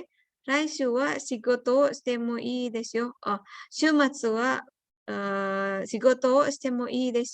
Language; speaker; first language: Japanese; non-native, fluent; Indonesian